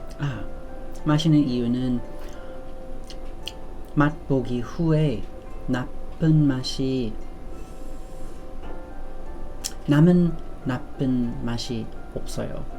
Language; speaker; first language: Korean; non-native, learner; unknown